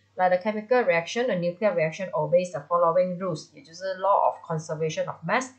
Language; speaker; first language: English; non-native, local second language; Chinese